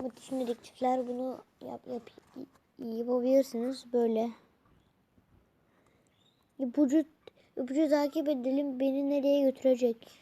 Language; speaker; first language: Turkish; native; Turkish